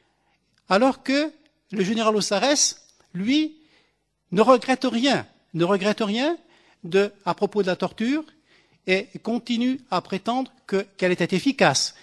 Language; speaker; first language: French; native; French